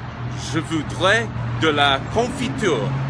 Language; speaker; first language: French; non-native, learner; English